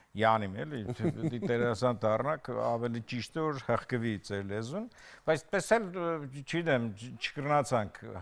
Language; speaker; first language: Armenian; native; Armenian